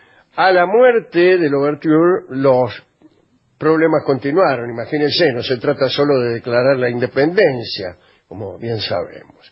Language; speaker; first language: Spanish; native; Spanish